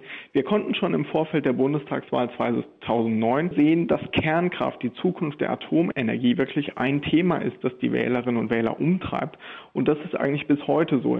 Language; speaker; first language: German; native; German